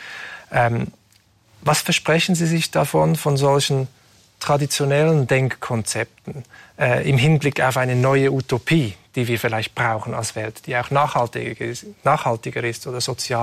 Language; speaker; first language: German; native; German